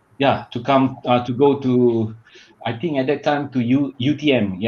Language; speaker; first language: English; non-native, learner; Malay